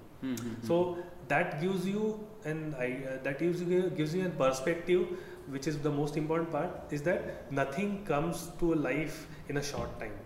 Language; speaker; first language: English; non-native, local second language; Marathi